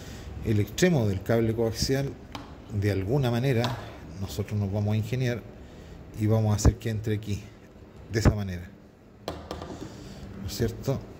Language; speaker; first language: Spanish; native; Spanish